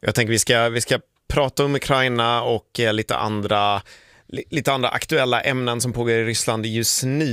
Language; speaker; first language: Swedish; native; Swedish